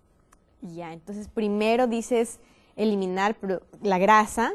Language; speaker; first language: Spanish; native; Spanish